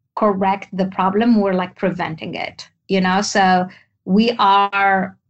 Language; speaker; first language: English; non-native, fluent; Arabic